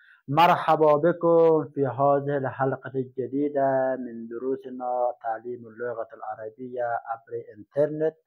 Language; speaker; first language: Arabic; non-native, fluent; Persian